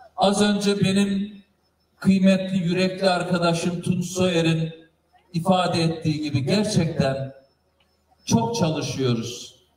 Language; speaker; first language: Turkish; native; Turkish